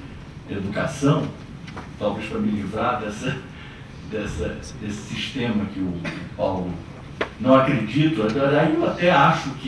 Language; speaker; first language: Portuguese; native; Portuguese